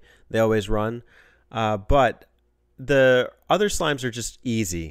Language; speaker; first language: English; native; English